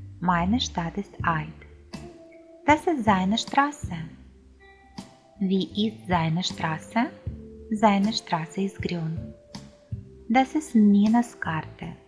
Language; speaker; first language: German; non-native, fluent; Ukrainian